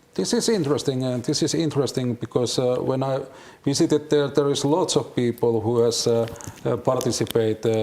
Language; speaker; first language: English; non-native, learner; Finnish